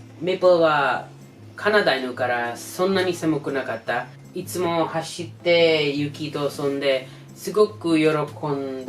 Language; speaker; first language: Japanese; non-native, learner; English